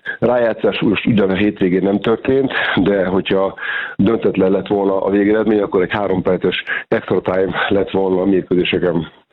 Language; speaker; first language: Hungarian; native; Hungarian